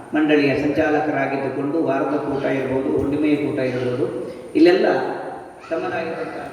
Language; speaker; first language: Kannada; native; Kannada